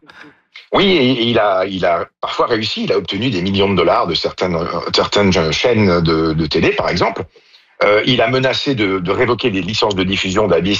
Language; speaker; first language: French; native; French